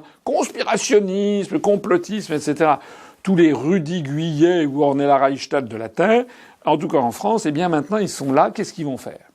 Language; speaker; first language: French; native; French